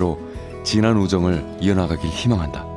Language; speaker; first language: Korean; native; Korean